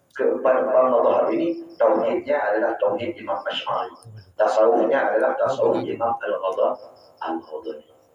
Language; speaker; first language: Malay; non-native, local second language; Achinese